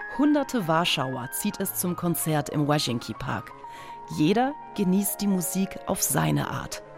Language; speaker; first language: German; early bilingual, other home language; Polish